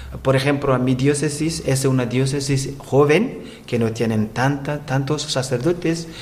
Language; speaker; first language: Spanish; non-native, learner; Rundi